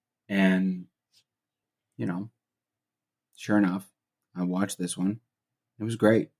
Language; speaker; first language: English; native; English